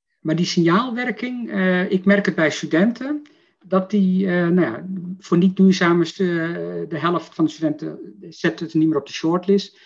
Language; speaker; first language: Dutch; native; Dutch